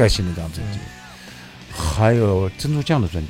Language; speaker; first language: Chinese; native; Chinese